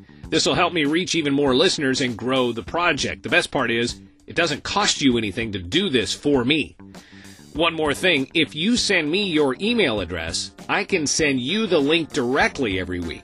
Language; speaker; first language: English; native; English